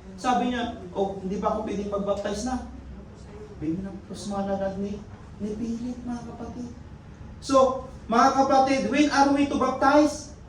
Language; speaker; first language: Filipino; non-native, local second language; Iloko